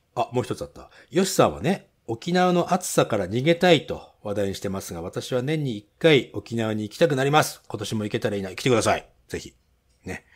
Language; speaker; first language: Japanese; native; Japanese